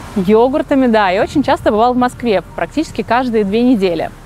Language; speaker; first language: Russian; native; Russian